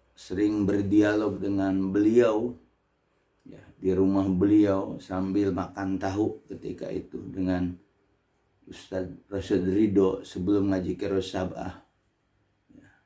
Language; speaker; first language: Indonesian; native; Indonesian